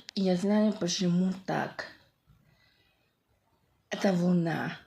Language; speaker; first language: Russian; non-native, local second language; Ukrainian